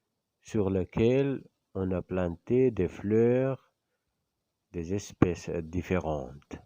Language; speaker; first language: French; non-native, fluent; Indonesian